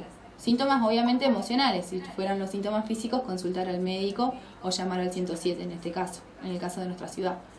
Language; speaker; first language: Spanish; native; Spanish